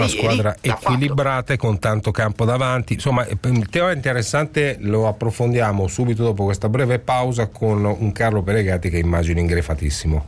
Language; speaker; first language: Italian; native; Italian